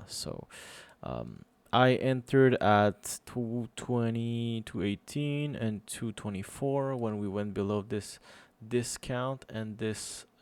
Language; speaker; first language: English; non-native, fluent; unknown